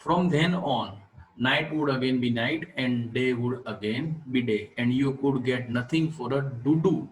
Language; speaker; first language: English; non-native, local second language; Gujarati